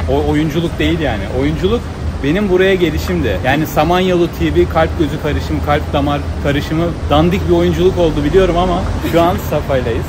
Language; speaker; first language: Turkish; native; Turkish